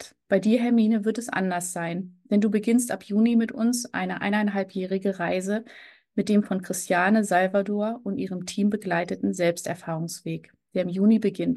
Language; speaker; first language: German; native; German